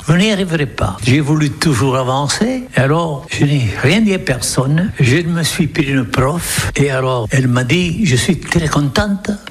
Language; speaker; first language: French; non-native, local second language; Occitan